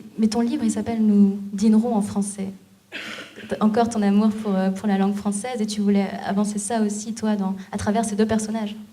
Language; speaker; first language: French; native; French